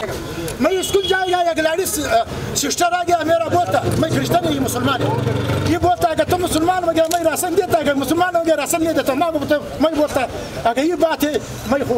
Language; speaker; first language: Hindi; non-native, learner; Pashto